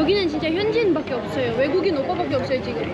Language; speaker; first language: Korean; native; Korean